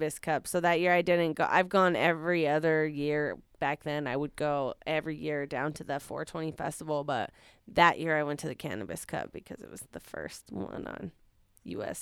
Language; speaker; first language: English; native; English